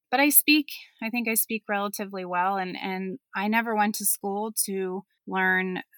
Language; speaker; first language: English; early bilingual, other home language; German